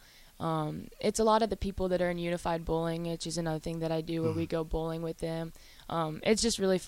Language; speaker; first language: English; native; English